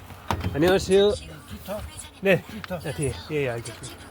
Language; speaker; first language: Korean; non-native, learner; Nepali